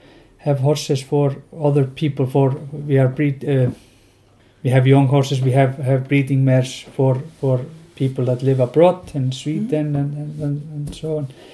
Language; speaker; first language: English; non-native, fluent; Icelandic